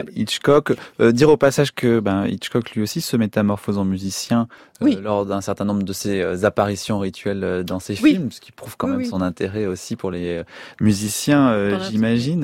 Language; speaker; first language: French; native; French